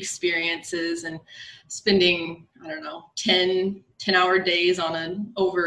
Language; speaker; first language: English; native; English